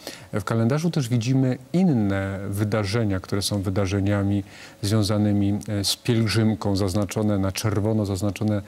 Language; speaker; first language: Polish; native; Polish